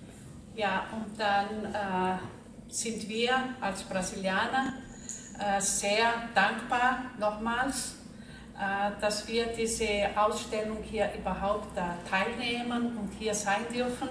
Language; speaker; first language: German; non-native, fluent; Portuguese